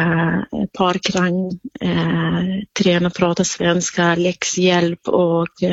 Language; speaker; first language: Swedish; non-native, fluent; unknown